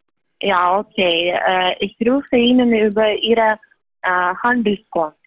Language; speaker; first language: German; non-native, learner; Estonian